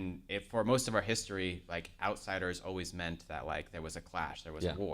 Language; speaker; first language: English; native; English